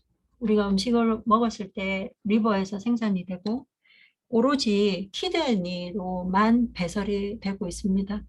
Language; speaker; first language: Korean; native; Korean